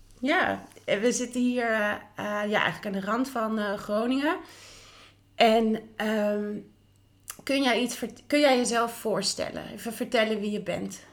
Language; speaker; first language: Dutch; native; Dutch